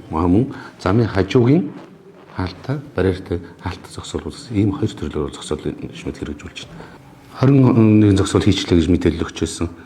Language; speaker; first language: Mongolian; native; Mongolian